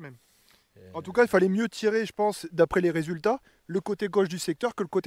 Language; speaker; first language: French; native; French